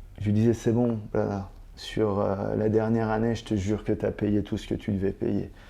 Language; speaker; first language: French; native; French